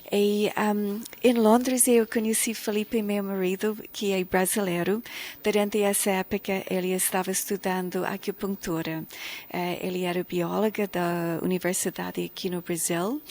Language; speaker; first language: Portuguese; non-native, fluent; English